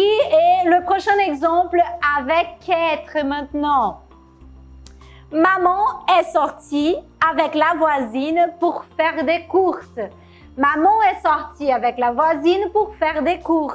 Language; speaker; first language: French; non-native, fluent; Portuguese